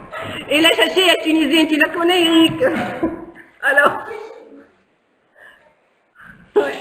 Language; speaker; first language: French; non-native, local second language; Arabic